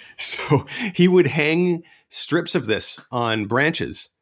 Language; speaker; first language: English; native; English